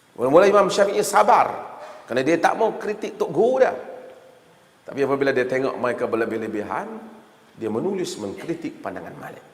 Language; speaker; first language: Malay; native; Malay